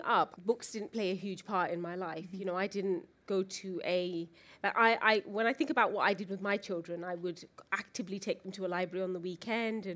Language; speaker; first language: English; native; English